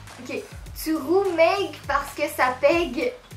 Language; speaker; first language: French; native; French